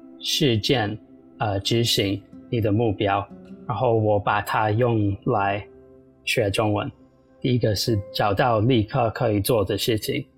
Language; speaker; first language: Chinese; non-native, fluent; English